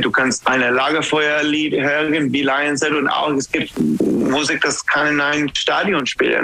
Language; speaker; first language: German; non-native, fluent; English